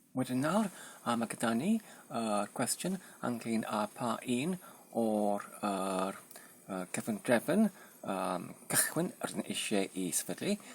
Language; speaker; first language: Welsh; non-native, learner; Polish